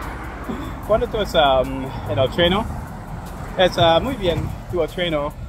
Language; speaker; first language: Spanish; non-native, learner; English